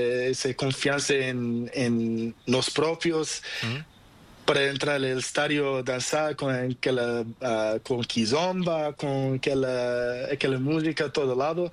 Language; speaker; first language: Spanish; non-native, learner; Portuguese